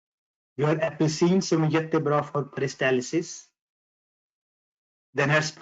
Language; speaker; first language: Swedish; non-native, fluent; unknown